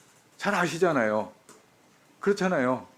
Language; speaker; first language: Korean; native; Korean